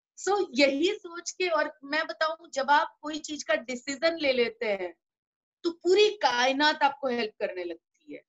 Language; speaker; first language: Hindi; non-native, local second language; Gujarati